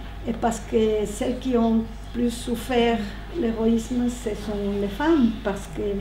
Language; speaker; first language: French; non-native, learner; Spanish